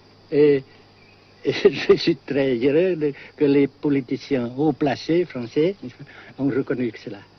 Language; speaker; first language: French; non-native, fluent; Vietnamese